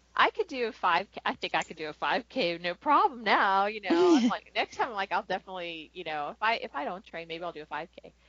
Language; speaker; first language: English; native; English